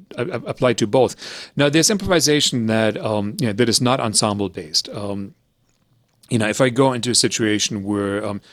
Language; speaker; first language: English; early bilingual, other home language; German